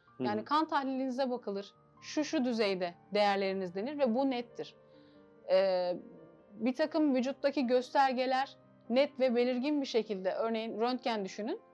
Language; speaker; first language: Turkish; native; Turkish